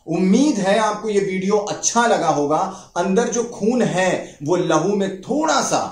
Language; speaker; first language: Hindi; non-native, local second language; Marathi